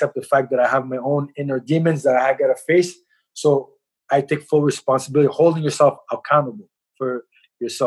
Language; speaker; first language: English; native; English